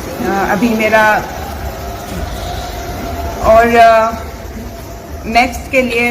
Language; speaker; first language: Hindi; non-native, local second language; Assamese